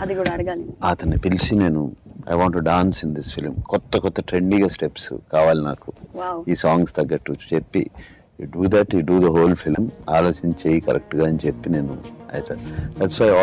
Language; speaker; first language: Telugu; native; Telugu